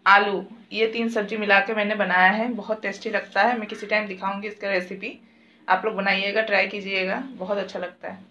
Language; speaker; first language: Hindi; non-native, local second language; Bangla